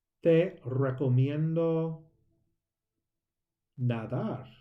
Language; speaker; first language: Spanish; non-native, fluent; English